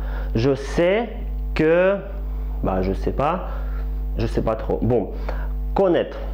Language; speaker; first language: French; non-native, fluent; Russian